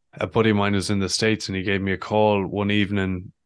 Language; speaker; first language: English; native; English